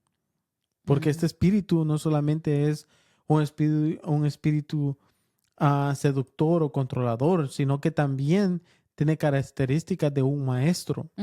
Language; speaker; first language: Spanish; early bilingual, heritage; Spanish